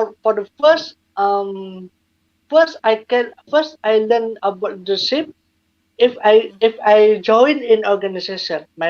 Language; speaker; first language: English; non-native, learner; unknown